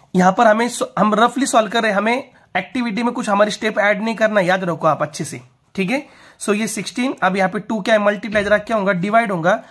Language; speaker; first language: Hindi; non-native, local second language; Marathi